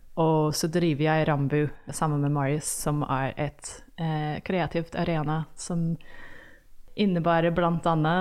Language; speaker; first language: Norwegian; non-native, fluent; English